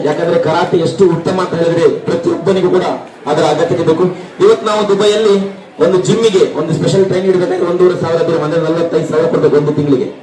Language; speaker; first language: Kannada; non-native, local second language; Urdu